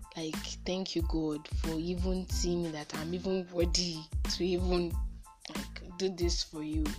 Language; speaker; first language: English; non-native, local second language; Yoruba